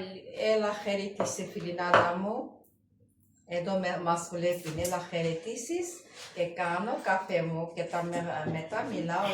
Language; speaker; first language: Greek; non-native, learner; Armenian